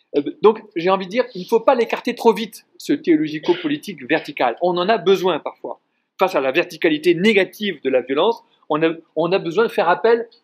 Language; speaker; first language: French; native; French